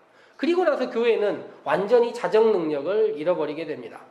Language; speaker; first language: Korean; native; Korean